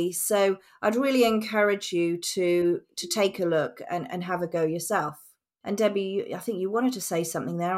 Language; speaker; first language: English; native; English